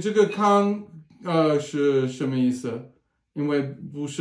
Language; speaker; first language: Chinese; non-native, learner; English